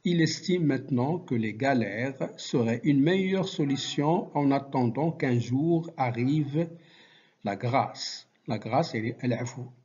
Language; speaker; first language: French; non-native, local second language; Arabic